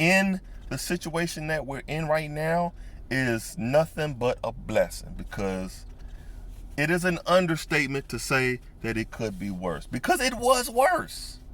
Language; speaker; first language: English; native; English